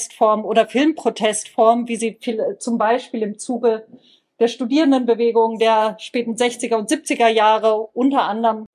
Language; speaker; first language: German; native; German